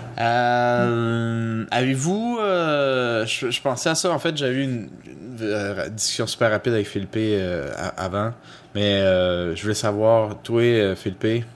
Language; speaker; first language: French; early bilingual, other home language; Spanish